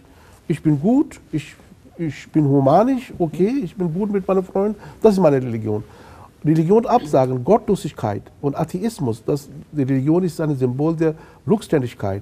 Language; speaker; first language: German; non-native, fluent; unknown